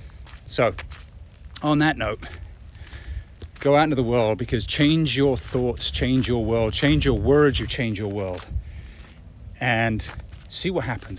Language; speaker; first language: English; native; English